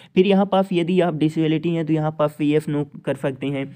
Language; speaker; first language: Hindi; native; Hindi